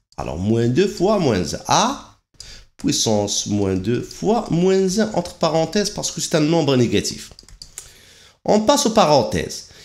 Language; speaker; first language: French; non-native, local second language; Arabic